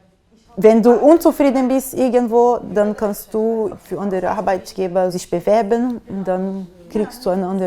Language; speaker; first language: German; non-native, fluent; Portuguese